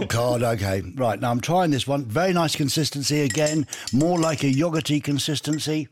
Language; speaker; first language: English; native; English